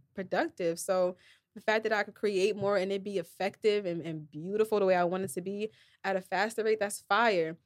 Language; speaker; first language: English; native; English